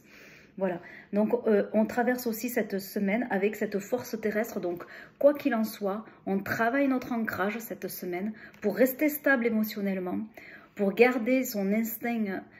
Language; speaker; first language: French; native; French